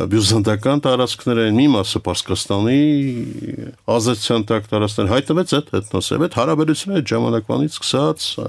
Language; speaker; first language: Armenian; native; Armenian